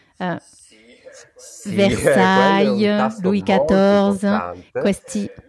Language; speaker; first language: Italian; non-native, fluent; French